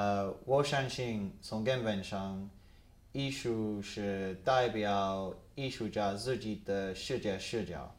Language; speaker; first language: Chinese; non-native, fluent; English